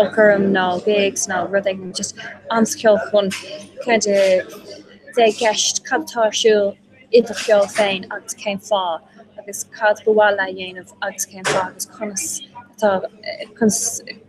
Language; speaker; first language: Irish; non-native, local second language; English